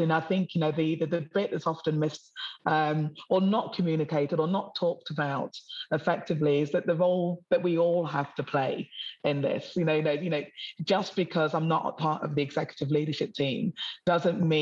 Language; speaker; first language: English; native; English